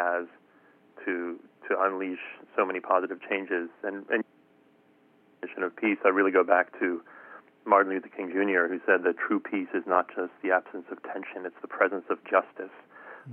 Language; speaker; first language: English; native; English